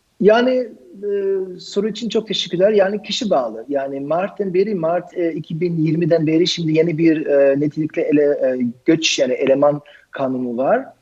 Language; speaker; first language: Turkish; non-native, fluent; German